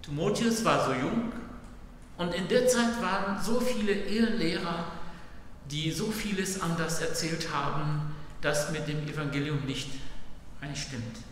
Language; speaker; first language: German; non-native, fluent; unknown